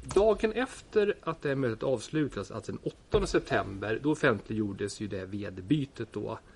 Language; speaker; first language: Swedish; native; Swedish